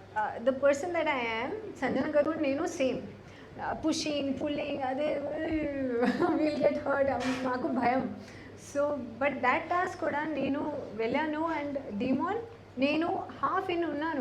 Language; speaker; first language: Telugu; non-native, learner; Hindi